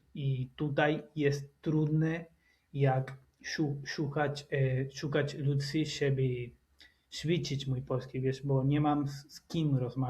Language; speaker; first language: Polish; non-native, learner; Spanish